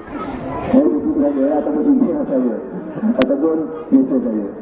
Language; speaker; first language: Malay; native; Malay